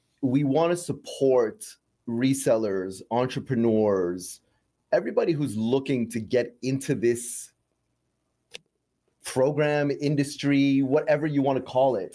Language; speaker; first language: English; native; English